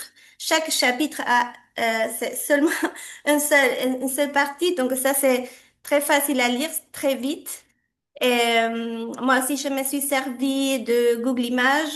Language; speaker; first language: French; non-native, fluent; Spanish